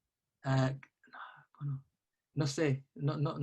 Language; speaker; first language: Spanish; non-native, learner; English